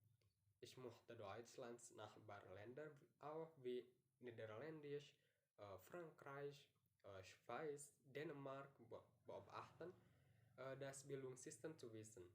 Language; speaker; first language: German; non-native, learner; Indonesian